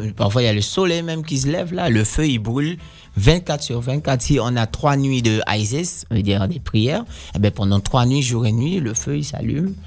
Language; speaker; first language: French; non-native, fluent; Dutch